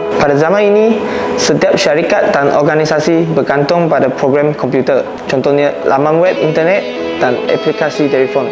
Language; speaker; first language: Malay; non-native, local second language; Chinese